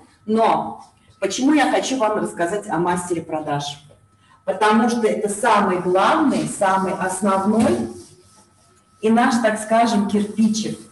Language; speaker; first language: Russian; native; Russian